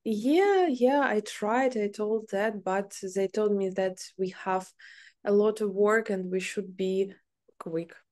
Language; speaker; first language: English; non-native, fluent; Ukrainian